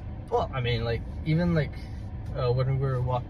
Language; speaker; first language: English; native; English